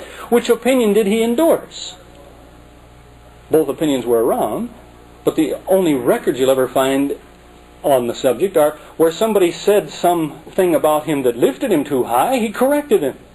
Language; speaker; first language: English; native; English